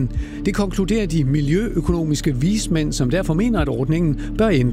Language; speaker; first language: Danish; native; Danish